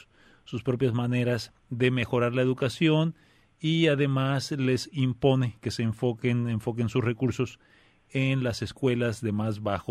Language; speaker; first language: Spanish; native; Spanish